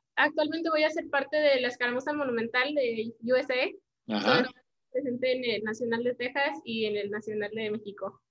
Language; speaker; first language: Spanish; early bilingual, heritage; Spanish